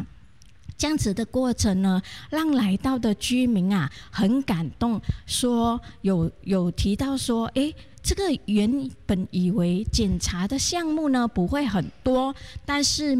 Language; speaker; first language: Chinese; native; Chinese